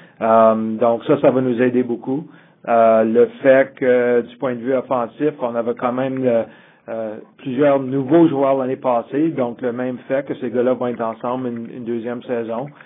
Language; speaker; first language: French; native; French